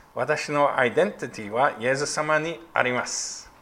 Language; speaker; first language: Japanese; non-native, fluent; English